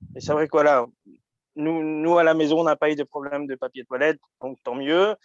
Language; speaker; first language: French; early bilingual, other home language; Japanese